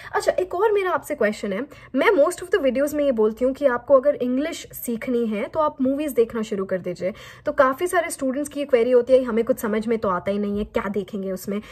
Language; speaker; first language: Hindi; native; Hindi